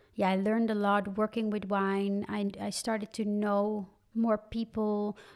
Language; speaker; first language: English; non-native, fluent; Dutch